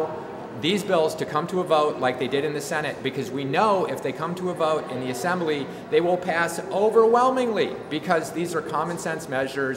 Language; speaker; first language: English; native; English